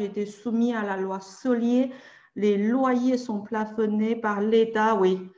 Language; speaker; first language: French; native; French